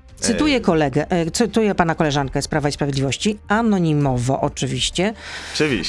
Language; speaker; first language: Polish; native; Polish